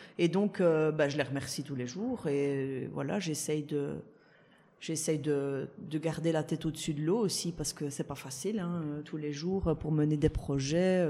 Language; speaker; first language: French; early bilingual, other home language; Italian